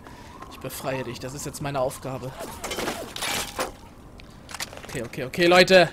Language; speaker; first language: German; native; German